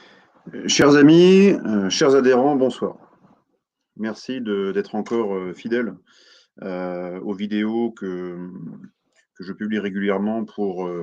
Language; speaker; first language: French; native; French